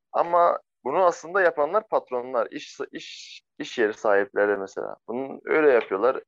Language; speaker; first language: Turkish; non-native, fluent; Arabic